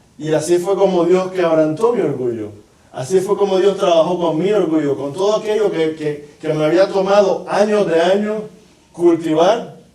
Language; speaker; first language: Spanish; native; Spanish